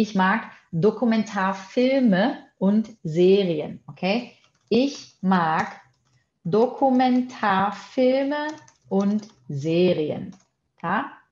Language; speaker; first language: German; non-native, fluent; Portuguese